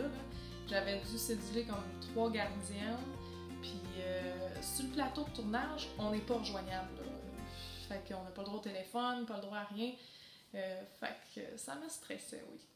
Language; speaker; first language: French; native; French